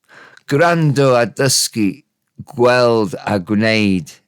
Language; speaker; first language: Welsh; non-native, learner; English